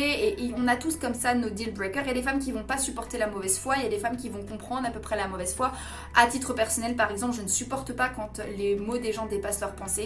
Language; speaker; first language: French; native; French